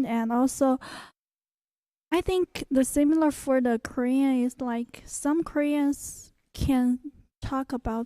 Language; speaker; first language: English; non-native, learner; Chinese